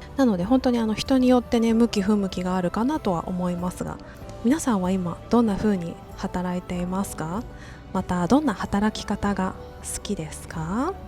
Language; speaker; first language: Japanese; native; Japanese